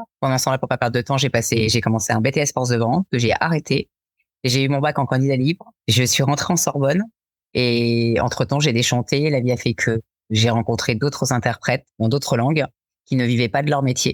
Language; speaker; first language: French; native; French